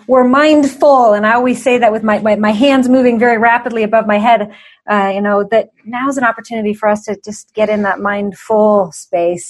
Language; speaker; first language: English; native; English